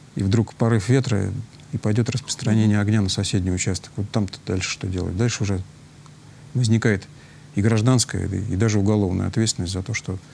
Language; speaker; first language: Russian; native; Russian